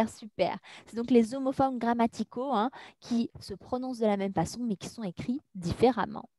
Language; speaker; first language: French; native; French